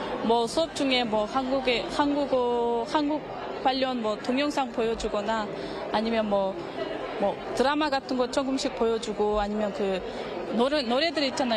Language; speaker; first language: Korean; non-native, fluent; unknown